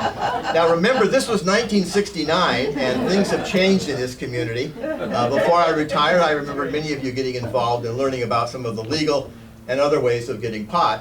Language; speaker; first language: English; native; English